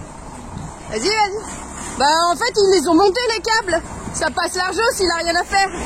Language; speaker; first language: French; native; French